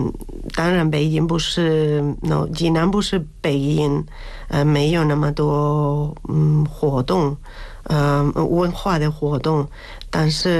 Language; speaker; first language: Chinese; non-native, learner; Spanish